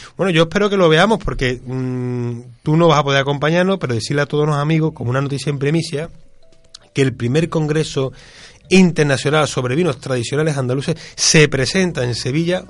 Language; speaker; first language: Spanish; native; Spanish